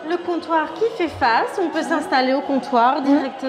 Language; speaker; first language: French; native; French